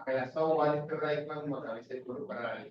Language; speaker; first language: Portuguese; native; Portuguese